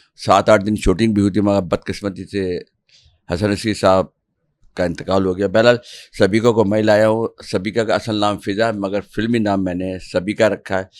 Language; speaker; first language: Urdu; native; Urdu